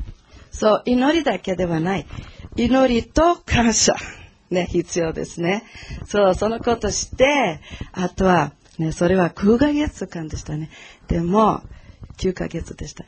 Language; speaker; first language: Japanese; non-native, learner; Portuguese